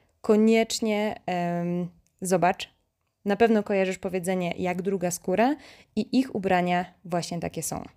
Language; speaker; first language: Polish; native; Polish